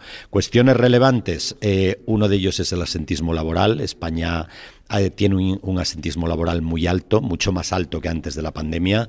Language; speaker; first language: Spanish; native; Spanish